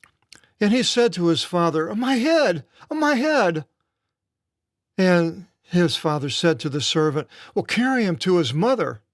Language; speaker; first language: English; native; English